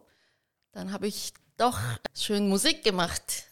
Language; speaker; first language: German; early bilingual, heritage; Korean